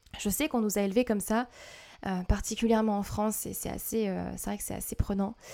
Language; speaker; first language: French; native; French